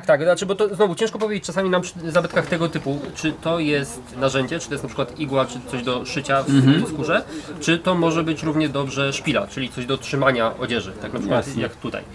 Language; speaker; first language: Polish; native; Polish